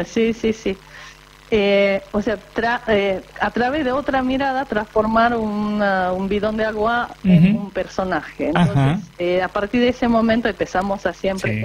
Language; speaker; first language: Spanish; non-native, fluent; Japanese